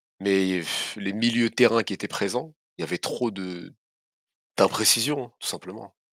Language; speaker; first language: French; native; French